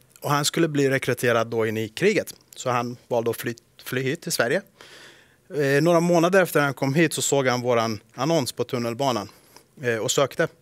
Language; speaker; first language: Swedish; early bilingual, other home language; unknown